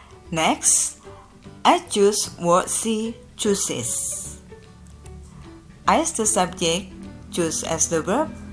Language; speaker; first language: English; non-native, fluent; Indonesian